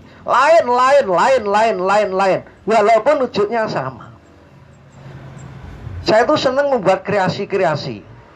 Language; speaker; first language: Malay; non-native, local second language; Javanese